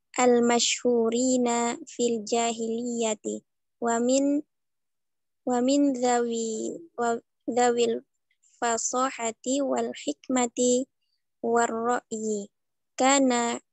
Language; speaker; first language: Arabic; non-native, learner; Indonesian